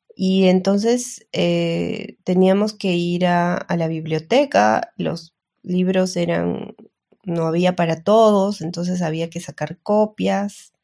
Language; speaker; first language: Spanish; native; Spanish